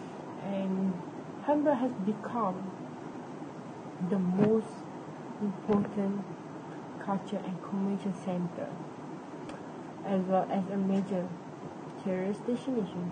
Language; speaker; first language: English; non-native, learner; Malay